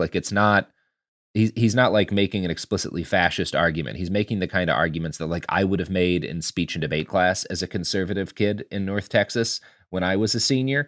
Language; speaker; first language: English; native; English